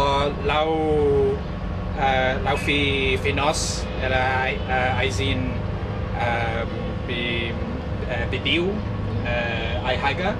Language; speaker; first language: Arabic; non-native, learner; English